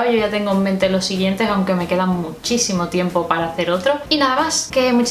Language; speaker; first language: Spanish; native; Spanish